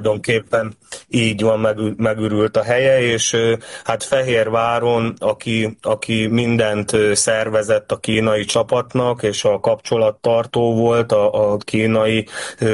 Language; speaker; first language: Hungarian; native; Hungarian